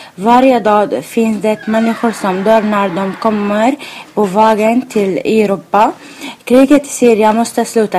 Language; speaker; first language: Swedish; non-native, learner; Arabic